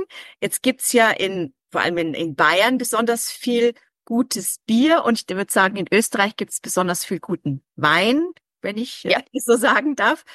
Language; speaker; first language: German; native; German